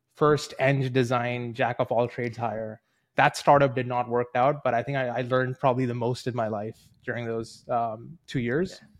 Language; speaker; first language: English; early bilingual, other home language; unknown